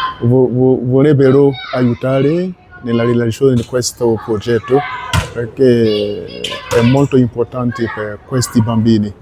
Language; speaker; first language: Italian; non-native, learner; French